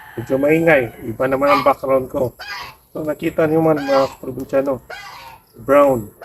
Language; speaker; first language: Filipino; non-native, local second language; Cebuano